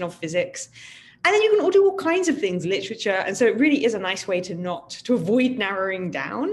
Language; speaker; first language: English; native; English